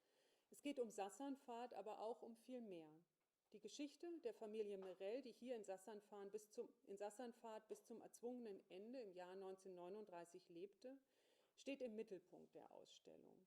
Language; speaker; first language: German; native; German